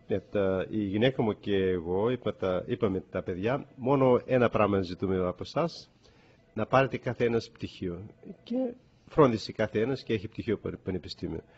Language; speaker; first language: Greek; early bilingual, other home language; English